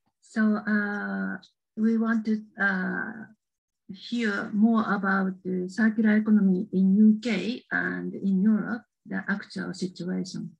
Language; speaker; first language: English; non-native, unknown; Japanese